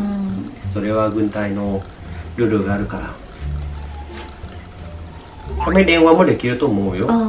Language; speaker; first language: Japanese; non-native, fluent; Vietnamese